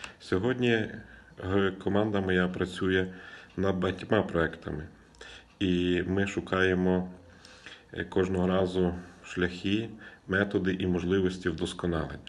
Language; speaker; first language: Ukrainian; native; Ukrainian